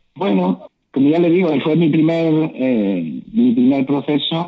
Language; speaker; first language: Spanish; native; Spanish